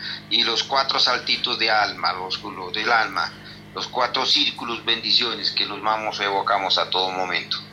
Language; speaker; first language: Spanish; non-native, local second language; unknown